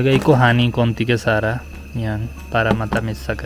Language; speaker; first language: Filipino; non-native, learner; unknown